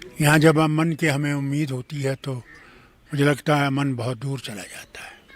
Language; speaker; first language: Urdu; non-native, local second language; Kashmiri